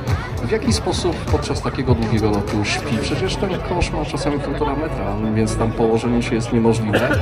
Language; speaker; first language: Polish; native; Polish